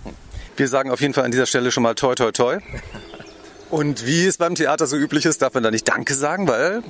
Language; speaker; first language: German; native; German